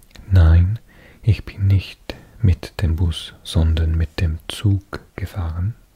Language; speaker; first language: German; non-native, learner; Welsh